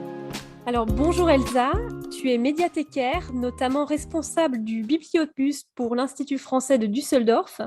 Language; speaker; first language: French; native; French